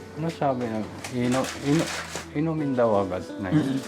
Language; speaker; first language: Filipino; non-native, learner; Japanese